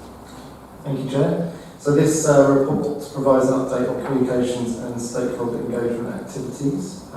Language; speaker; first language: English; native; English